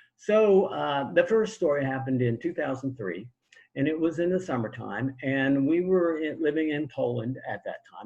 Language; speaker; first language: English; native; English